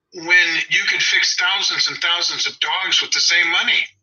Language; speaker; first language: English; native; English